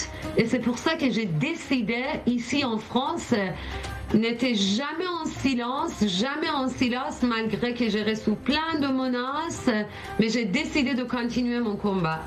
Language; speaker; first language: French; non-native, learner; Persian